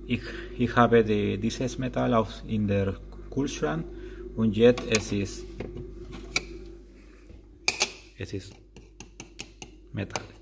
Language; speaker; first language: German; non-native, learner; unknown